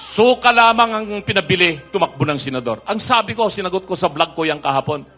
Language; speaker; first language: Filipino; non-native, local second language; Iloko